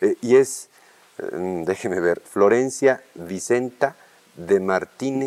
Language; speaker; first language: Spanish; native; Spanish